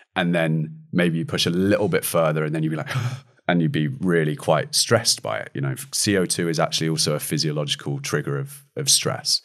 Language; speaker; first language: English; native; English